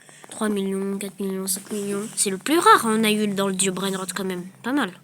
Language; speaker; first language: French; native; French